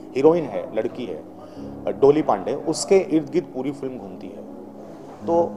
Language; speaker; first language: Hindi; native; Hindi